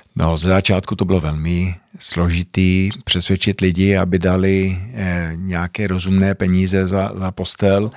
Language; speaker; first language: Czech; early bilingual, heritage; Czech